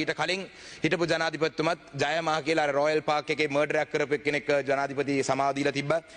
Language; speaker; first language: Sinhala; non-native, local second language; Tamil